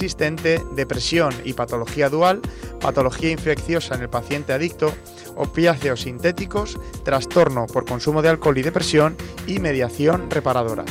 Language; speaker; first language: Spanish; native; Spanish